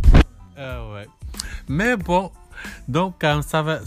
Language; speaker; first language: French; non-native, learner; English